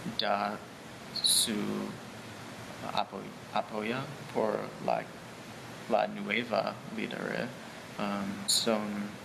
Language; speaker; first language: Spanish; non-native, learner; English